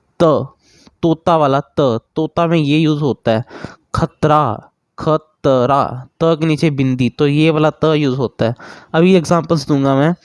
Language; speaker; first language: Hindi; native; Hindi